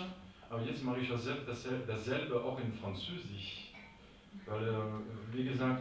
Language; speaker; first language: German; non-native, local second language; French